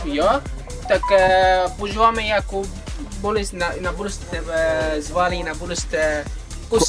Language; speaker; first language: Czech; non-native, fluent; Arabic